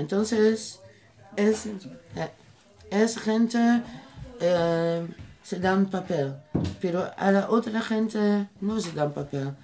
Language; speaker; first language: Spanish; non-native, learner; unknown